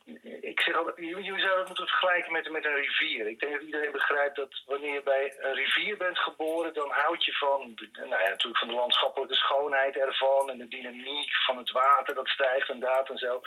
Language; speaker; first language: Dutch; native; Dutch